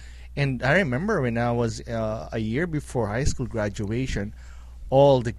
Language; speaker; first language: English; non-native, local second language; Filipino